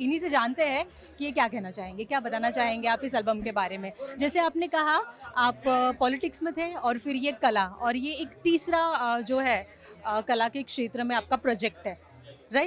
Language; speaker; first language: Hindi; native; Hindi